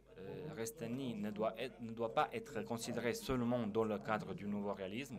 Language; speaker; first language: French; non-native, fluent; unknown